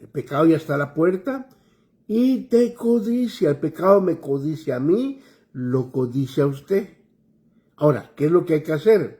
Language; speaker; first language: Spanish; native; Spanish